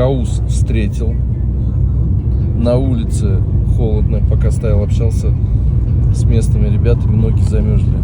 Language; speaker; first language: Russian; native; Russian